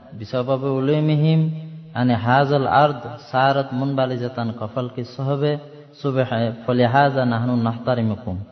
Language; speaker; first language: Arabic; non-native, fluent; Bangla